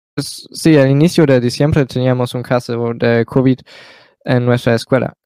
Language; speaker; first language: Spanish; non-native, learner; German